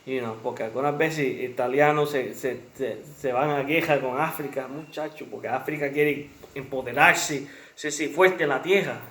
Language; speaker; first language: Spanish; early bilingual, heritage; Spanish